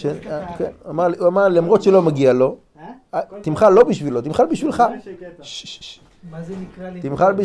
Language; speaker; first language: Hebrew; non-native, fluent; English